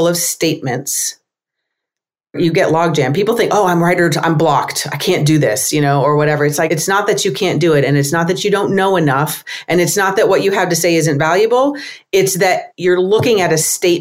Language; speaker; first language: English; native; English